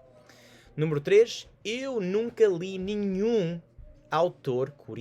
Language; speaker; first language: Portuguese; non-native, fluent; English